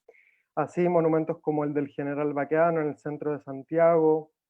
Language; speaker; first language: Spanish; native; Spanish